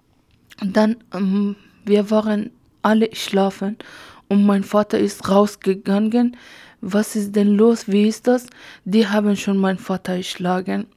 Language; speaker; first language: German; non-native, learner; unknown